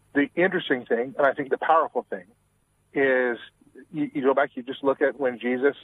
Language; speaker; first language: English; native; English